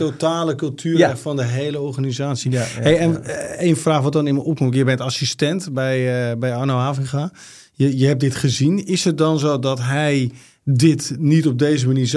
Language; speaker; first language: Dutch; native; Dutch